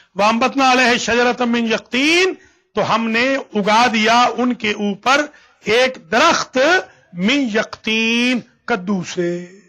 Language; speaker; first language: Urdu; native; Urdu